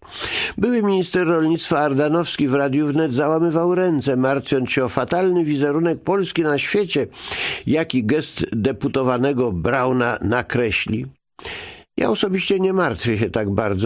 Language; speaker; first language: Polish; native; Polish